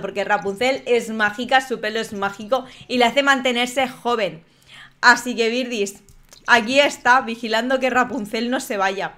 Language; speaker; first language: Spanish; native; Spanish